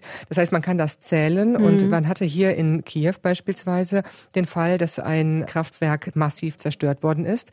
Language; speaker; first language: German; native; German